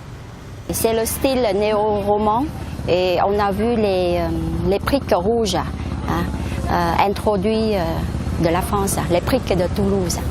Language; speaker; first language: French; non-native, local second language; Vietnamese